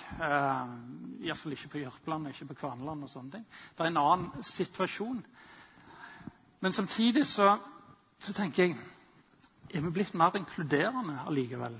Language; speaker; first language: Norwegian; native; Norwegian